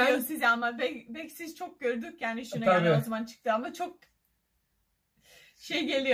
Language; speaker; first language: Turkish; non-native, learner; English